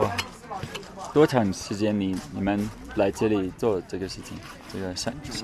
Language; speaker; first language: Chinese; non-native, learner; English